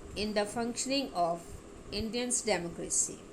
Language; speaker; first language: English; non-native, local second language; Hindi